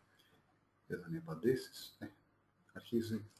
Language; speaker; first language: Greek; native; Greek